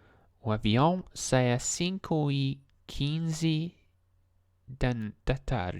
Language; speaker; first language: Portuguese; non-native, learner; English